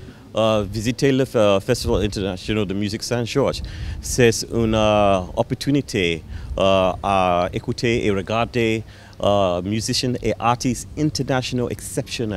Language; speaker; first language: French; non-native, learner; English